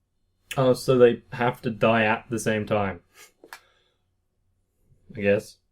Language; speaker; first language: English; native; English